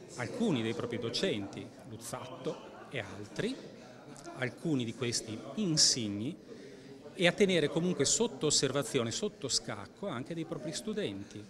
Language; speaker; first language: Italian; native; Italian